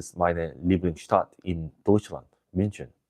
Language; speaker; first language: German; non-native, learner; English